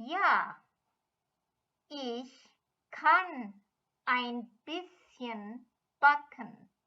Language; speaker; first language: German; non-native, fluent; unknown